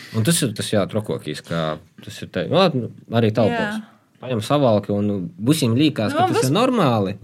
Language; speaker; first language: Latvian; native; Latvian